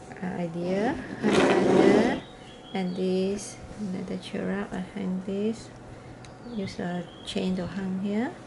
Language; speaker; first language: English; non-native, learner; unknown